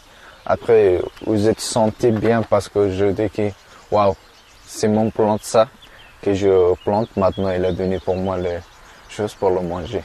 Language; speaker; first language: French; non-native, learner; Persian